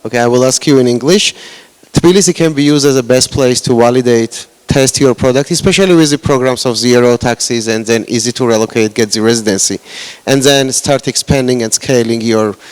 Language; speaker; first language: English; non-native, fluent; Georgian